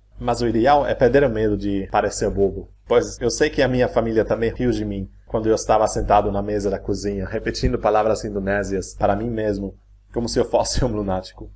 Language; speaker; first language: Portuguese; non-native, fluent; German